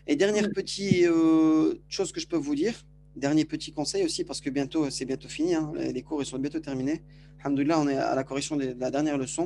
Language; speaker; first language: French; native; French